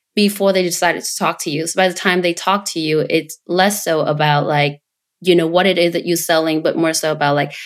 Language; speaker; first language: English; non-native, fluent; Vietnamese